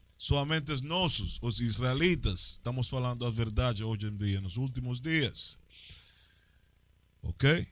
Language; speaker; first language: Portuguese; non-native, learner; Spanish